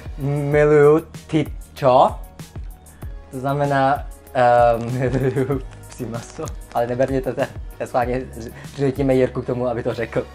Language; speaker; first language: Czech; early bilingual, other home language; Vietnamese